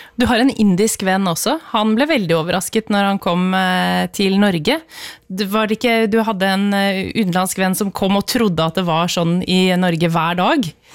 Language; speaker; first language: Norwegian; native; Norwegian